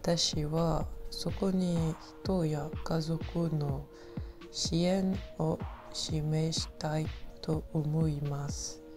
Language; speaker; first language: Japanese; non-native, learner; French